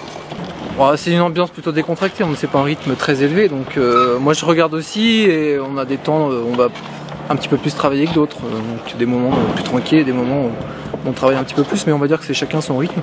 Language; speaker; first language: French; native; French